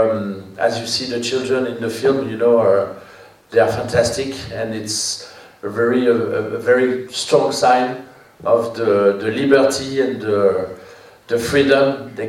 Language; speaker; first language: English; non-native, fluent; French